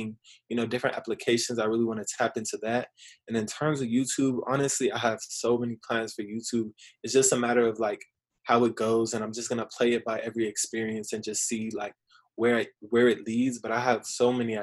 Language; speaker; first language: English; native; English